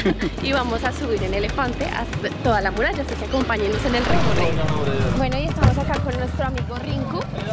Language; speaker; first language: Spanish; native; Spanish